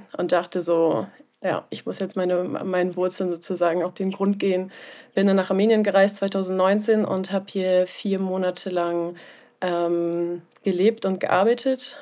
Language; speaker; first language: German; native; German